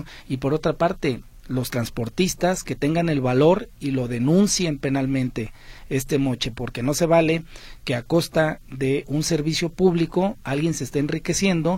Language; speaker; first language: Spanish; native; Spanish